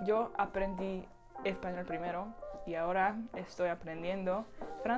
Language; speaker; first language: Spanish; non-native, learner; Slovak